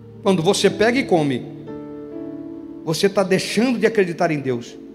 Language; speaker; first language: Portuguese; native; Portuguese